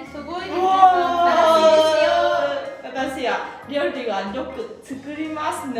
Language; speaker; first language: Japanese; non-native, learner; Filipino